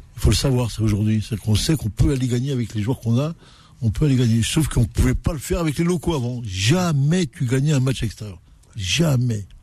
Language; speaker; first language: French; non-native, local second language; Arabic